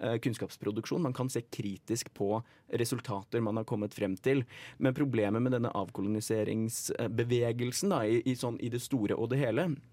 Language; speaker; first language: Norwegian; native; Norwegian